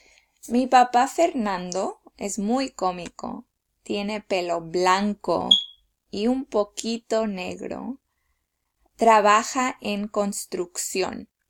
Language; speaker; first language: Spanish; early bilingual, heritage; Spanish